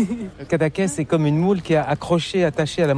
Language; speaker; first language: French; native; French